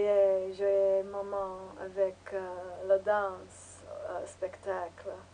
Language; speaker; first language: French; non-native, learner; English